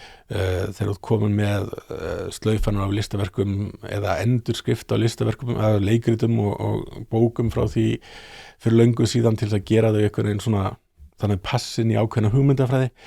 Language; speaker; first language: Icelandic; native; Icelandic